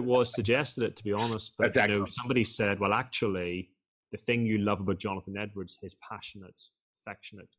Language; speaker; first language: English; native; English